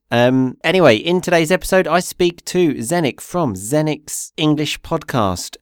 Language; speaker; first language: English; native; English